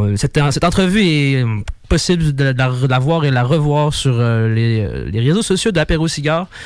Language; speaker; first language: French; native; French